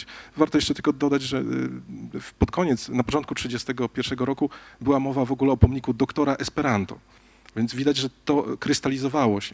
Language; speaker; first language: Polish; native; Polish